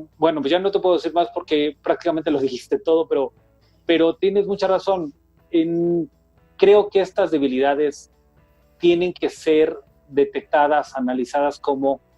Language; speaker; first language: Spanish; native; Spanish